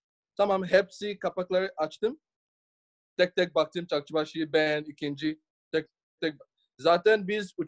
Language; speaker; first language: Turkish; non-native, learner; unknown